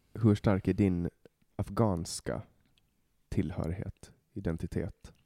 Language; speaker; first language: Swedish; native; Swedish